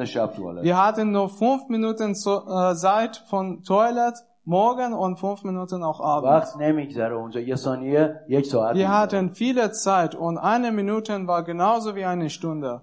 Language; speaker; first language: German; non-native, learner; Persian